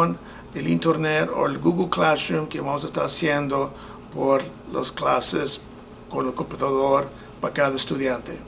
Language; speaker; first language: Spanish; non-native, fluent; English